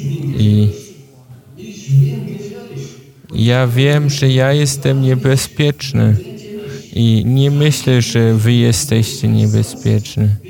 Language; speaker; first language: Polish; non-native, fluent; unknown